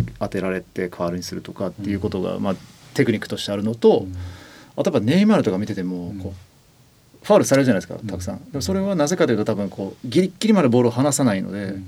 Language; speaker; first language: Japanese; native; Japanese